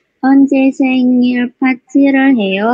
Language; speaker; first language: Korean; non-native, learner; Indonesian